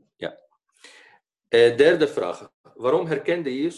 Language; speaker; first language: Dutch; non-native, learner; Arabic